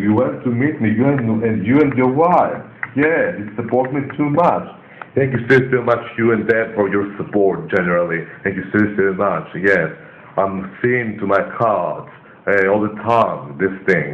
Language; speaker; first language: English; non-native, learner; Greek